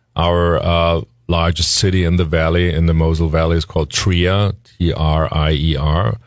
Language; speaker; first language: English; non-native, fluent; German